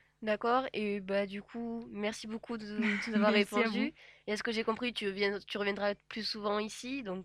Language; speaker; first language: French; native; French